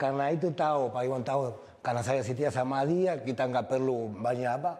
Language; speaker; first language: Indonesian; non-native, fluent; Spanish